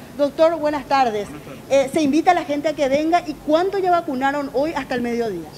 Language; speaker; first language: Spanish; native; Spanish